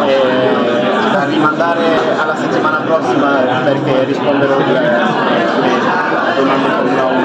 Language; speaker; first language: Italian; non-native, fluent; French